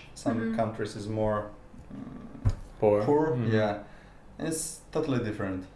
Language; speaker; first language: English; non-native, learner; Russian